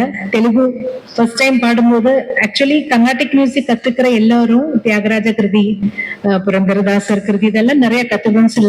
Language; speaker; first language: Tamil; non-native, local second language; Malayalam